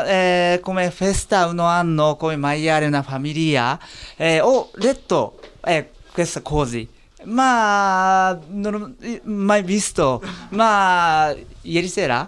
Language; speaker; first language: Italian; non-native, learner; Japanese